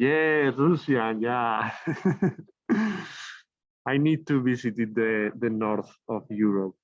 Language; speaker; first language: English; non-native, learner; Spanish